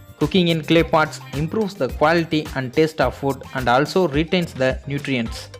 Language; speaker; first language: English; non-native, local second language; Tamil